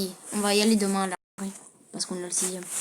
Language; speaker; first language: French; native; French